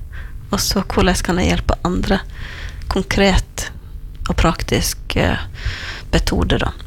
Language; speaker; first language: Norwegian; native; Norwegian